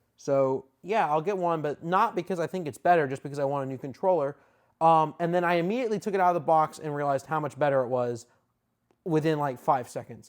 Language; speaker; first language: English; native; English